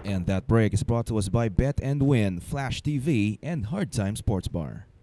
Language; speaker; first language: English; non-native, local second language; Filipino